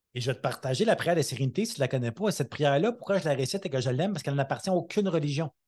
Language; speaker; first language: French; native; French